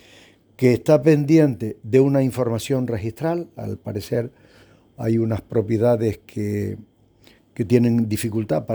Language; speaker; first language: Spanish; native; Spanish